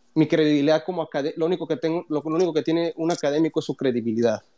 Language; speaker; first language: Spanish; early bilingual, heritage; Spanish